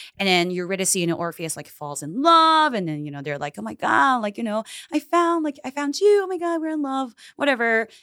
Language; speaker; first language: English; early bilingual, other home language; Japanese